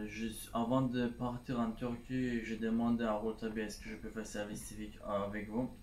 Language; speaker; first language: French; non-native, learner; Turkish